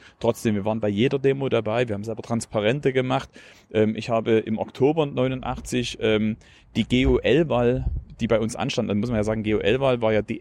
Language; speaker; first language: German; native; German